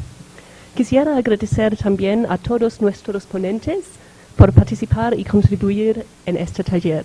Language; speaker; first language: Spanish; non-native, fluent; English